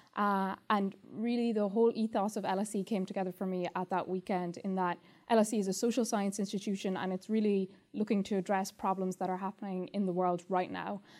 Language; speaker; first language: English; native; English